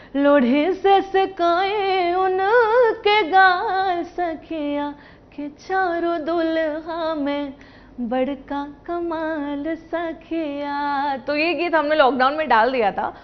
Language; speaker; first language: Hindi; native; Hindi